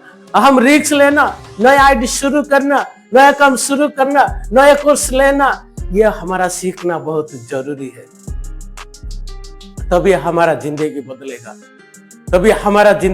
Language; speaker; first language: Hindi; non-native, local second language; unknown